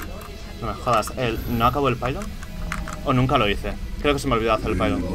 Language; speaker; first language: Spanish; native; Spanish